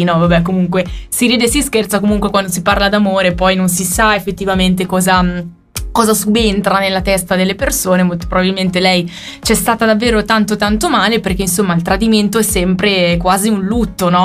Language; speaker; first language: Italian; native; Italian